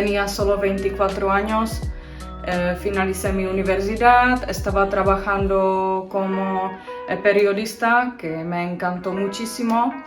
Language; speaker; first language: Spanish; non-native, fluent; Czech